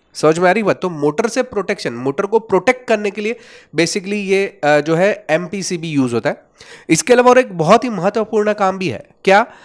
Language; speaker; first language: Hindi; non-native, local second language; Gujarati